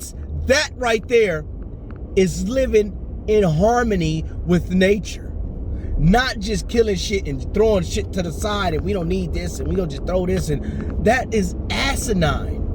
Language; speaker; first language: English; native; English